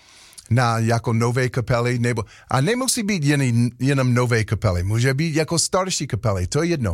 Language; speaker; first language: Czech; non-native, learner; English